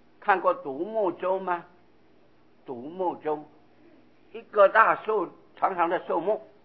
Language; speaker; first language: Chinese; non-native, local second language; Hakka Chinese